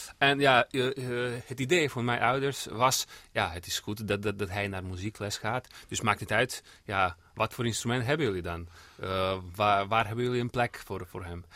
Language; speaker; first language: Dutch; non-native, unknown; Serbian